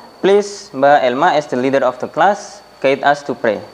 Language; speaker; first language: English; non-native, fluent; Indonesian